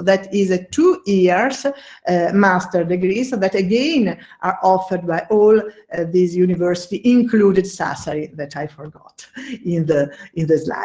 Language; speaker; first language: English; non-native, fluent; Italian